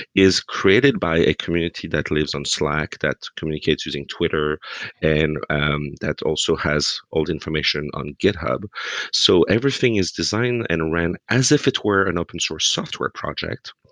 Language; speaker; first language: English; non-native, fluent; French